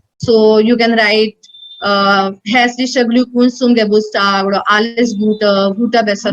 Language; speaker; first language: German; non-native, learner; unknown